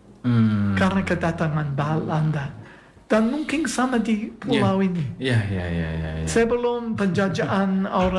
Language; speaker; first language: Indonesian; non-native, fluent; English